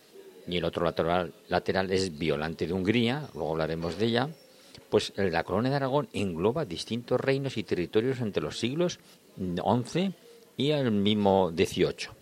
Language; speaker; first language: Spanish; native; Spanish